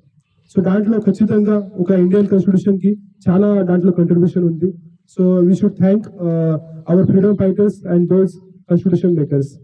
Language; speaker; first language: Telugu; non-native, learner; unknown